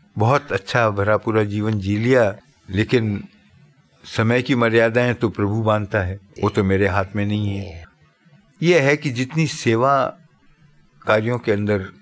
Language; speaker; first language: Hindi; native; Hindi